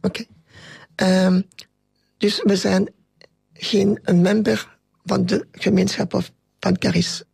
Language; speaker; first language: Dutch; non-native, local second language; French